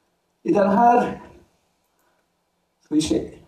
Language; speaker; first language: Swedish; non-native, fluent; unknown